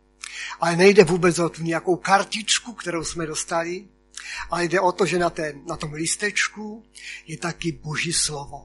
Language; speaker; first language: Czech; non-native, local second language; Polish